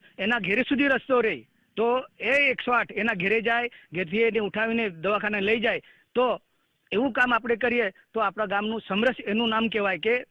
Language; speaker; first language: Gujarati; non-native, local second language; Kukna